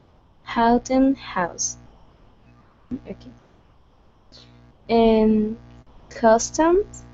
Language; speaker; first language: English; non-native, learner; Spanish